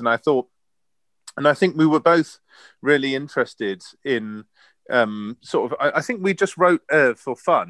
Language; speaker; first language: English; native; English